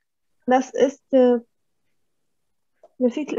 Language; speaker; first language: German; non-native, learner; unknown